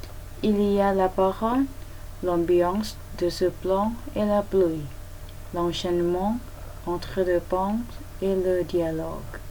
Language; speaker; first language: French; non-native, learner; Thai